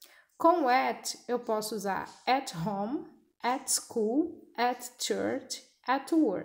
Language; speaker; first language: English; non-native, fluent; Portuguese